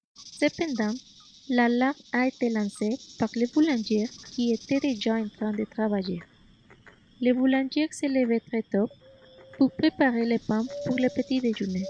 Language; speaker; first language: French; non-native, fluent; Spanish